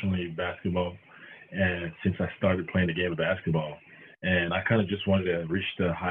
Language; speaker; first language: English; non-native, local second language; French